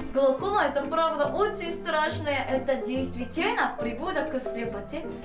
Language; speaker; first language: Russian; non-native, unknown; Korean